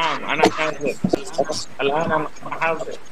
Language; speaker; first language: Arabic; non-native, learner; Bangla